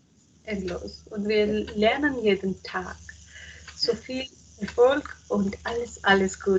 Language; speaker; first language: German; non-native, fluent; Hindi